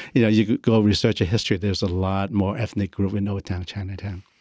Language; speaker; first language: English; non-native, local second language; Cantonese